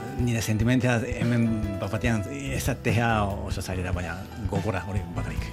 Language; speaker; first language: Basque; non-native, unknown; Japanese